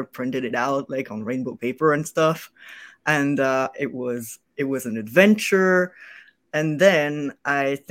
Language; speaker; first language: English; non-native, fluent; French